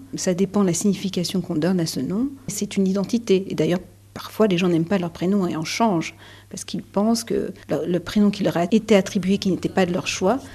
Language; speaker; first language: French; native; French